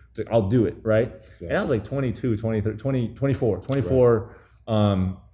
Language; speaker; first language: English; early bilingual, other home language; Chinese